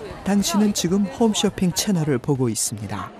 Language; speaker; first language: Korean; native; Korean